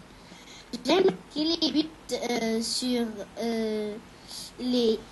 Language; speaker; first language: French; non-native, fluent; Arabic